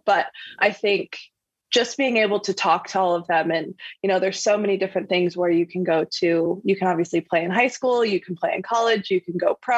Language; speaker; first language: English; native; English